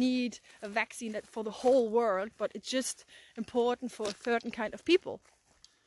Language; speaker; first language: English; non-native, fluent; German